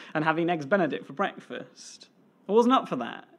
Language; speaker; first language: English; native; English